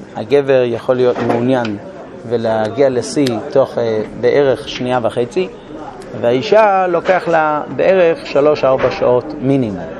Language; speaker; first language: Hebrew; non-native, fluent; English